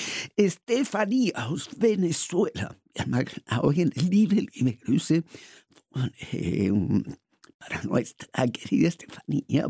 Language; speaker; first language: German; non-native, learner; Spanish